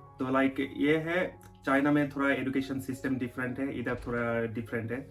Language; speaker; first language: Hindi; non-native, fluent; Bangla